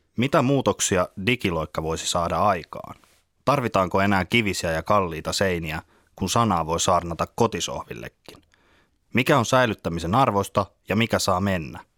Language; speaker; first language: Finnish; native; Finnish